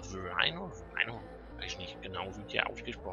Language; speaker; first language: German; native; German